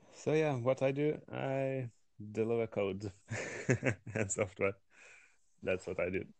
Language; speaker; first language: English; non-native, fluent; Lithuanian